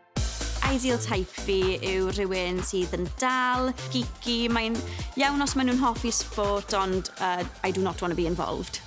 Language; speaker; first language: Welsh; non-native, local second language; English